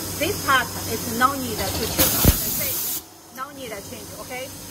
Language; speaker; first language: English; non-native, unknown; Chinese